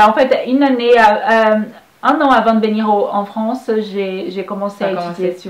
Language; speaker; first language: French; non-native, fluent; Portuguese